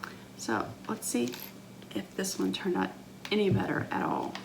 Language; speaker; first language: English; native; English